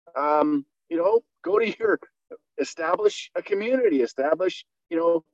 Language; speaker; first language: English; native; English